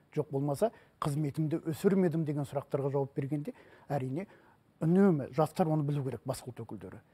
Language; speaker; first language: Kazakh; non-native, local second language; Russian